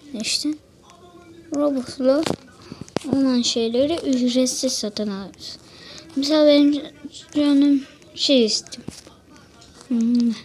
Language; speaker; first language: Turkish; native; Turkish